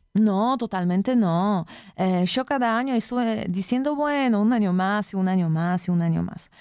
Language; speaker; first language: Spanish; non-native, fluent; Polish